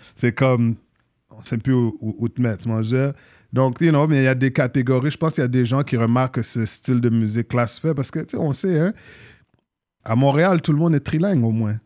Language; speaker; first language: French; native; French